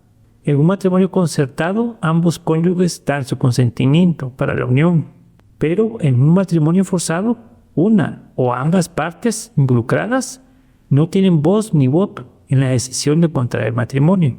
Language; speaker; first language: Spanish; native; Spanish